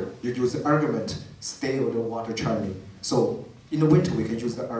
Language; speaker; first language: English; non-native, learner; Chinese